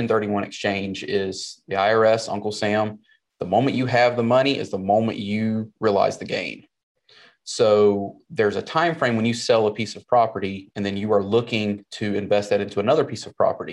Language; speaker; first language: English; native; English